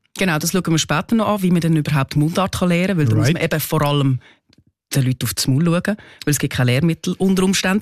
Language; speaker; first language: German; native; German